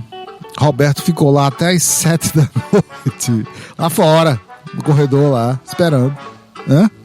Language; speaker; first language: Portuguese; native; Portuguese